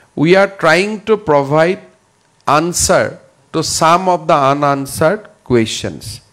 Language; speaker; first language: English; non-native, local second language; Assamese